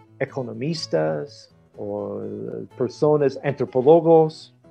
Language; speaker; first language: Spanish; non-native, fluent; English